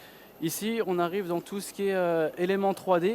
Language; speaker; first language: French; native; French